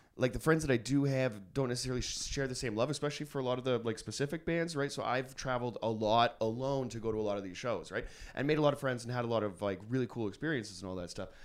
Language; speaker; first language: English; native; English